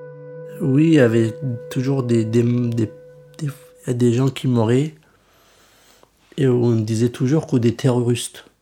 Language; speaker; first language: French; early bilingual, other home language; Kurdish